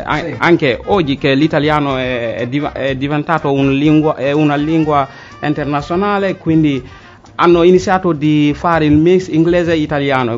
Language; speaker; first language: Italian; non-native, learner; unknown